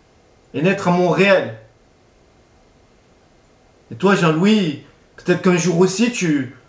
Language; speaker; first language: French; native; French